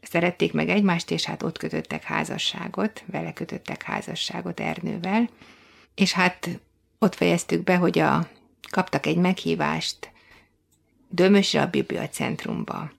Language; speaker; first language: Hungarian; native; Hungarian